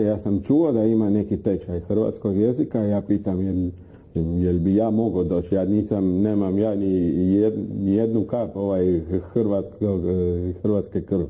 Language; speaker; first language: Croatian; non-native, fluent; Spanish